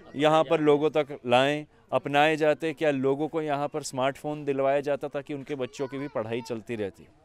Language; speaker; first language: Hindi; native; Hindi